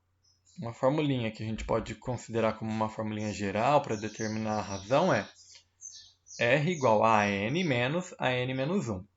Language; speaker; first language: Portuguese; native; Portuguese